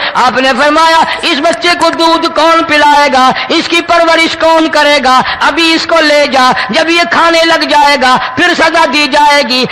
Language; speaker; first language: Urdu; non-native, local second language; Saraiki